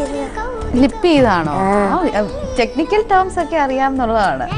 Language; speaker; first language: Malayalam; native; Malayalam